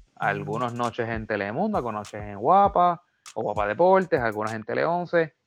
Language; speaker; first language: Spanish; native; Spanish